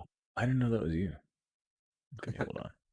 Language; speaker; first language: English; native; English